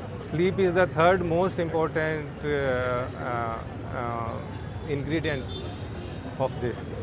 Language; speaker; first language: English; non-native, local second language; Hindi